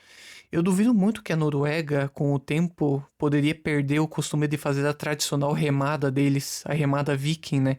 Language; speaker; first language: Portuguese; native; Portuguese